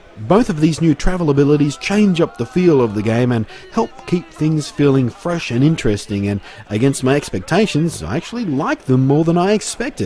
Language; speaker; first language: English; native; English